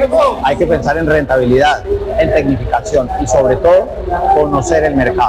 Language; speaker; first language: Spanish; native; Spanish